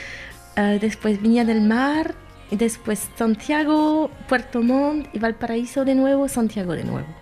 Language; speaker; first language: Spanish; non-native, fluent; French